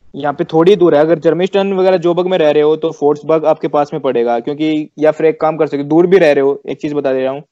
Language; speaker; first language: Hindi; native; Hindi